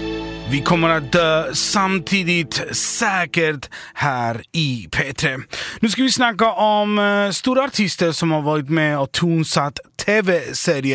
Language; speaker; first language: Swedish; native; Swedish